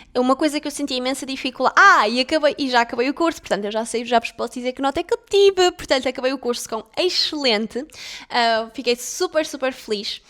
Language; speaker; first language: Portuguese; native; Portuguese